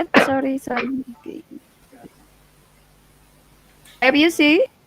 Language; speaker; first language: English; non-native, learner; Indonesian